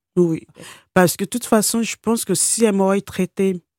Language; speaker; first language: French; non-native, fluent; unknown